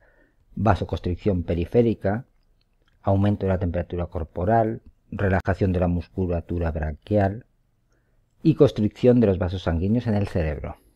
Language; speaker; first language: Spanish; native; Spanish